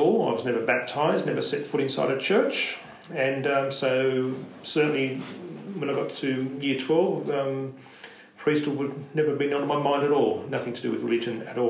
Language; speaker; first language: English; native; English